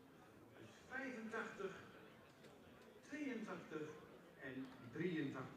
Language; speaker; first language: Dutch; native; Dutch